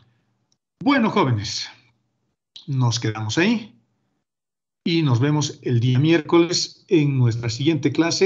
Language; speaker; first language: Spanish; native; Spanish